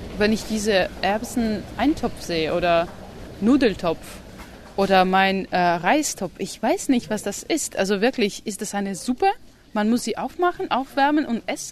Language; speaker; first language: German; non-native, fluent; Belarusian